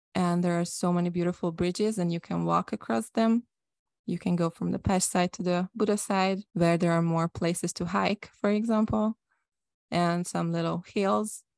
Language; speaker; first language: English; non-native, fluent; Hungarian